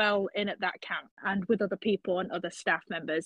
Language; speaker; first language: English; native; English